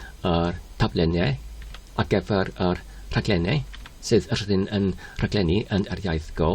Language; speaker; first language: Welsh; non-native, fluent; English